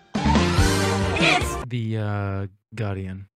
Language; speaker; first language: English; native; English